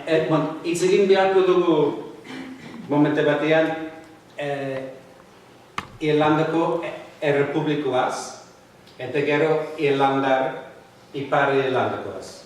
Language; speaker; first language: Basque; non-native, fluent; English